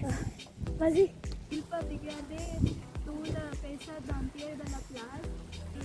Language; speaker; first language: French; non-native, fluent; Konkani